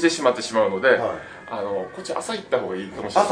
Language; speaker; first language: Japanese; native; Japanese